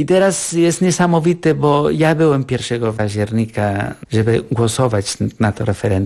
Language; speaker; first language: Polish; non-native, fluent; Catalan